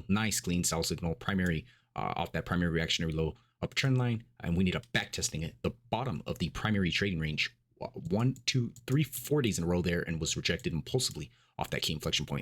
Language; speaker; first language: English; native; English